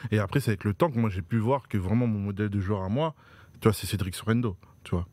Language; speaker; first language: French; native; French